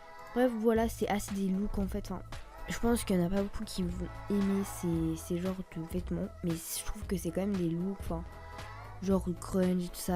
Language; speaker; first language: French; native; French